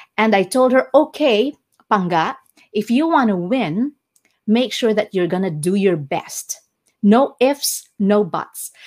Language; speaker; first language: English; non-native, local second language; Cebuano